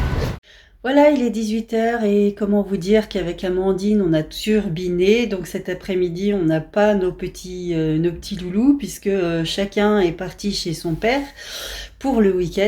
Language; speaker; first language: French; native; French